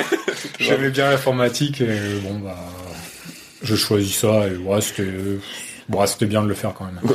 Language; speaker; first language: French; native; French